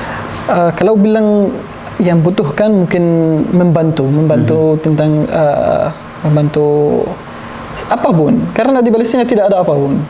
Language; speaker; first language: Indonesian; non-native, learner; Arabic